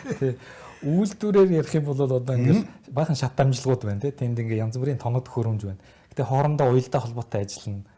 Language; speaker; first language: Mongolian; native; Mongolian